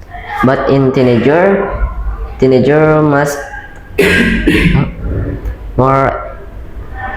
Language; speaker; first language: English; non-native, learner; Indonesian